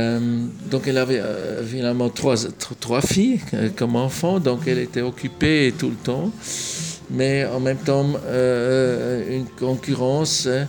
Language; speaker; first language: French; non-native, local second language; German